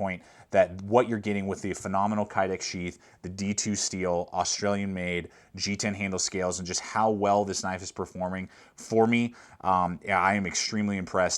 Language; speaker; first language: English; native; English